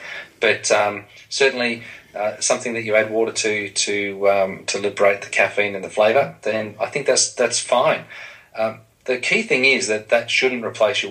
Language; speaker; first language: English; native; English